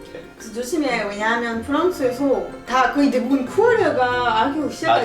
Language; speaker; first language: Korean; non-native, learner; French